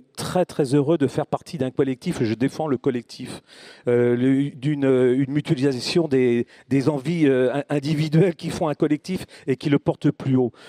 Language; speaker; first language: French; native; French